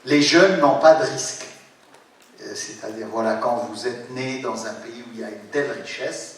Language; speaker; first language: French; non-native, local second language; Arabic